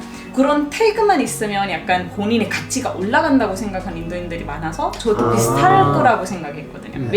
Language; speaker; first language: Korean; non-native, fluent; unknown